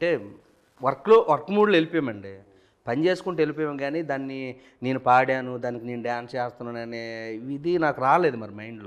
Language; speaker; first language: Telugu; native; Telugu